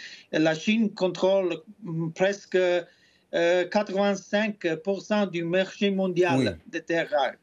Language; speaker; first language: French; non-native, fluent; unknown